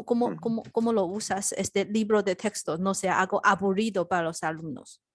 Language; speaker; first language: Spanish; non-native, learner; Chinese